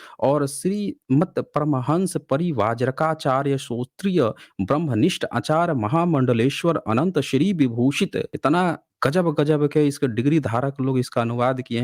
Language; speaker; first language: Hindi; native; Hindi